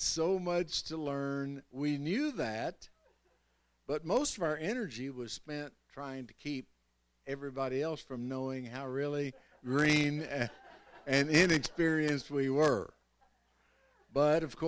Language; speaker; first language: English; native; English